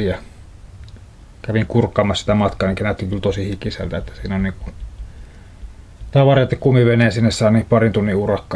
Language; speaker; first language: Finnish; native; Finnish